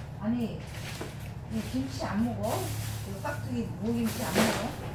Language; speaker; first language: Korean; non-native, fluent; Vietnamese